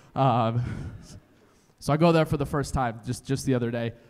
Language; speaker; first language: English; native; English